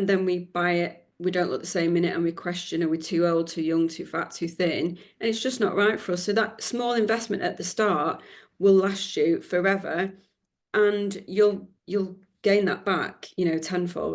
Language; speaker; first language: English; native; English